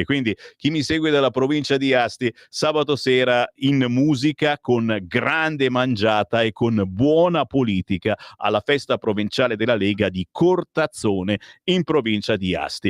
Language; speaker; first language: Italian; native; Italian